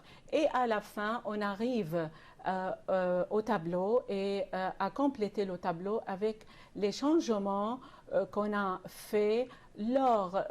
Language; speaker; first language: French; non-native, fluent; Arabic